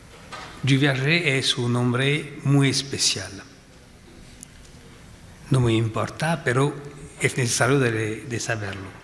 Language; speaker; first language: Spanish; non-native, fluent; French